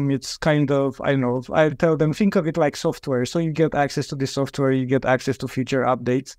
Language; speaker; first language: English; non-native, fluent; Romanian